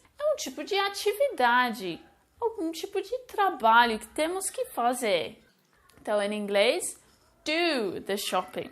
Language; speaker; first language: Portuguese; non-native, fluent; English